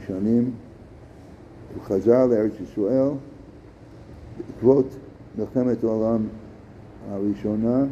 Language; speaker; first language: Hebrew; non-native, fluent; English